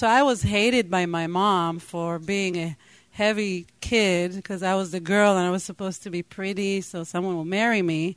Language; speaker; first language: English; non-native, fluent; Hebrew